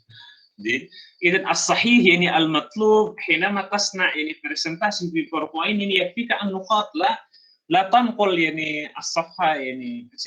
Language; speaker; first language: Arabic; non-native, fluent; Indonesian